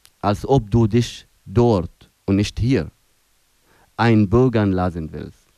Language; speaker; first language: German; non-native, fluent; Arabic